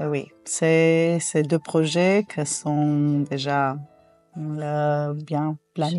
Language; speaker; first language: French; non-native, fluent; Armenian